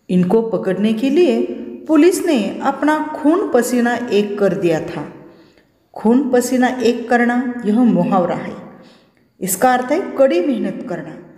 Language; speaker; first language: Hindi; non-native, local second language; Marathi